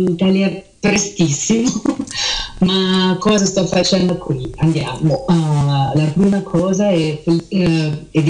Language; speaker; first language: Italian; early bilingual, heritage; Portuguese